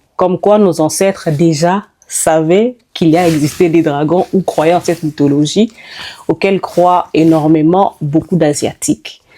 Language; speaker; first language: French; non-native, local second language; Nande